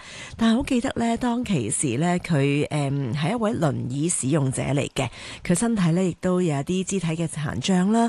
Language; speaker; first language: Cantonese; native; Cantonese